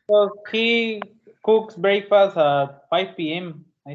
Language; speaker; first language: English; non-native, learner; Spanish